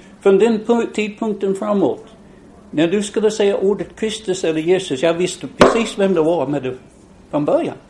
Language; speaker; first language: Swedish; non-native, fluent; English